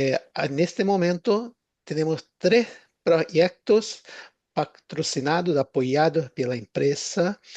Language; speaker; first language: Spanish; non-native, fluent; Portuguese